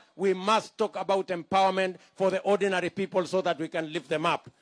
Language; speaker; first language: English; non-native, local second language; Kalenjin